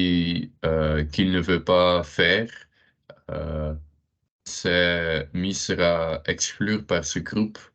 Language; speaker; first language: French; non-native, learner; Dutch